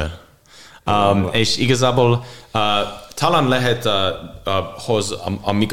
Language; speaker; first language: Hungarian; non-native, learner; English